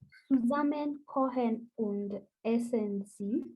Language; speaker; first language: German; non-native, learner; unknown